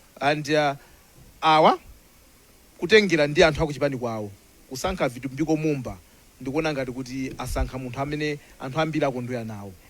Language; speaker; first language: Nyanja; non-native, local second language; Tumbuka